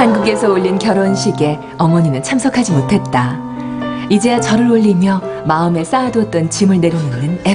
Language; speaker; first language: Korean; native; Korean